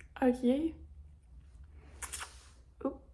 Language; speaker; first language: French; non-native, learner; English